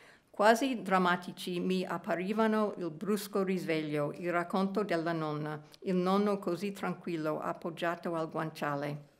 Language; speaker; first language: Italian; non-native, fluent; English